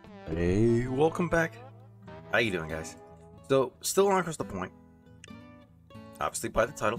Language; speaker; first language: English; native; English